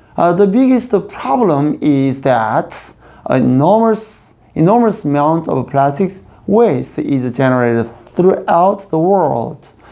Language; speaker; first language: English; non-native, fluent; Korean